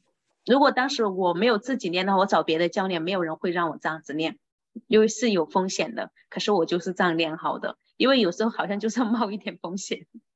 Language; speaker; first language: Chinese; native; Chinese